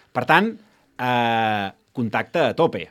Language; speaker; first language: Catalan; native; Catalan